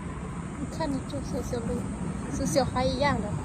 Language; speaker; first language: Chinese; non-native, fluent; Lao